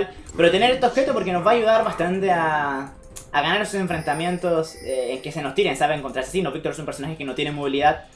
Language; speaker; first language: Spanish; native; Spanish